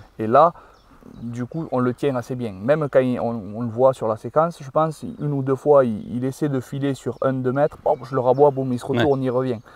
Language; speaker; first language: French; native; French